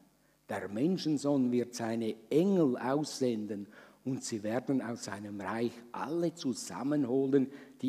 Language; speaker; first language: German; native; German